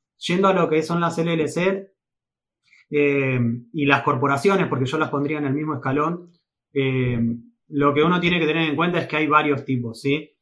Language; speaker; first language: Spanish; native; Spanish